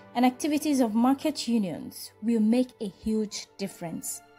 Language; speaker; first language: English; non-native, local second language; Igbo